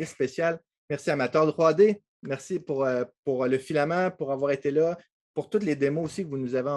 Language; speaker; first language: French; native; French